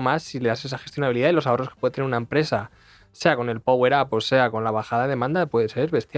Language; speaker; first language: Spanish; native; Spanish